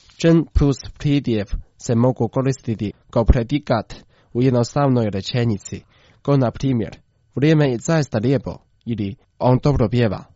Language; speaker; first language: Croatian; non-native, fluent; Chinese